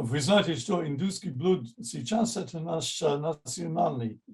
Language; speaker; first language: Russian; non-native, fluent; English